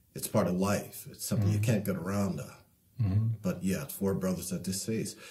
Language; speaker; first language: English; native; English